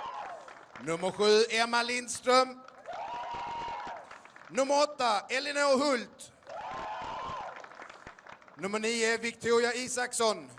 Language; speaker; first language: Swedish; native; Swedish